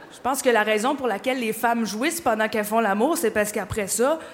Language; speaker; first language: French; native; French